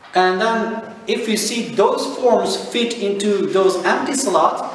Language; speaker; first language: English; non-native, fluent; Turkish